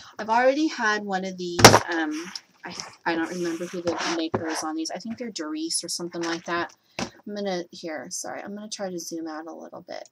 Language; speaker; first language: English; native; English